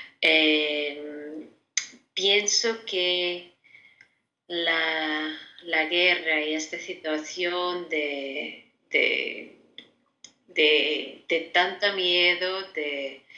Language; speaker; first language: Spanish; non-native, fluent; Ukrainian